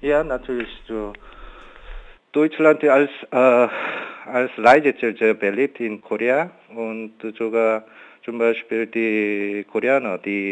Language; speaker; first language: German; non-native, learner; Korean